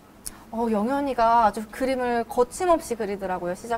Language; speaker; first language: Korean; native; Korean